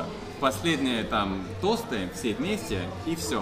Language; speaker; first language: Russian; non-native, fluent; English